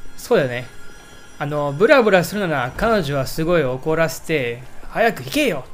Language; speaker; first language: Japanese; non-native, fluent; English